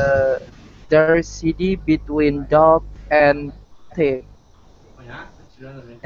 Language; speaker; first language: English; non-native, learner; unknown